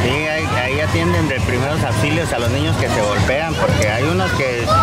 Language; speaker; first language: Spanish; native; Spanish